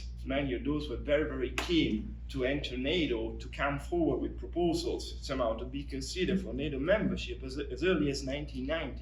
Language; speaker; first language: English; non-native, fluent; Italian